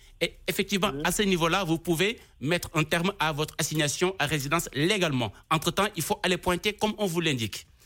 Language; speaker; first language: French; non-native, local second language; Wolof